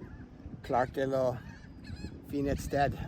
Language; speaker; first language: Norwegian; non-native, fluent; English